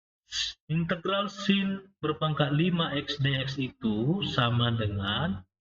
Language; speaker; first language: Indonesian; native; Indonesian